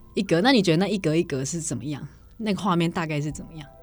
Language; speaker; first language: Chinese; native; Chinese